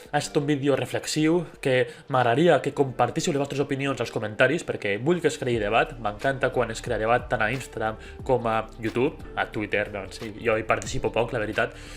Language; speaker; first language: Catalan; native; Catalan